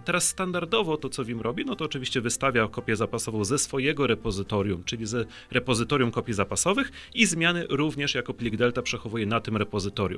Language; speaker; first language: Polish; native; Polish